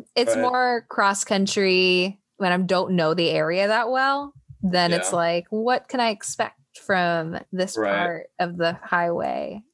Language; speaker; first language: English; native; English